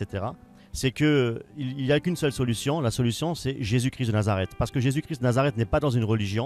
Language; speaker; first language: French; native; French